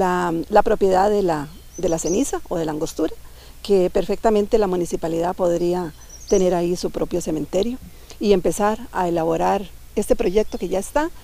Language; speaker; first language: Spanish; native; Spanish